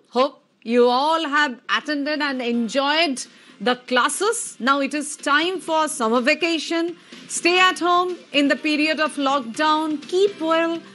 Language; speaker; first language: English; non-native, local second language; Bangla